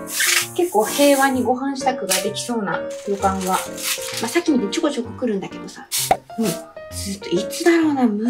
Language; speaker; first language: Japanese; native; Japanese